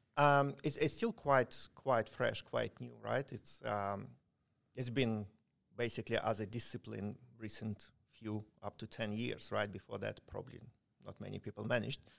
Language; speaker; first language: English; non-native, fluent; Ukrainian